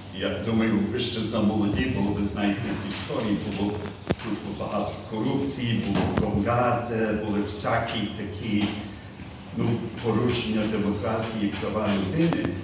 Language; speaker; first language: Ukrainian; early bilingual, heritage; Ukrainian